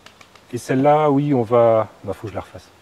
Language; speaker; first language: French; native; French